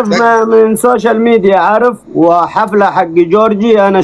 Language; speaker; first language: Arabic; non-native, learner; Oromo